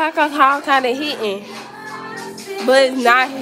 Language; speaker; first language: English; native; English